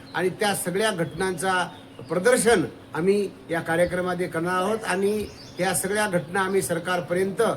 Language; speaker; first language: Marathi; non-native, local second language; Lambadi